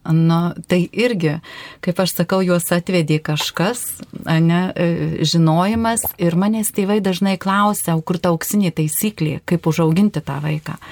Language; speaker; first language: Lithuanian; native; Lithuanian